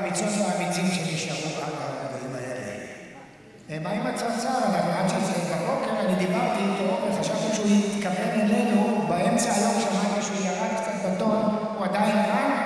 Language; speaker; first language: Hebrew; native; Hebrew